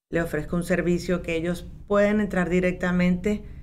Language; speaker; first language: Spanish; native; Spanish